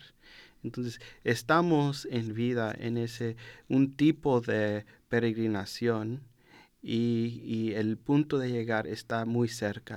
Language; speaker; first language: Spanish; non-native, learner; English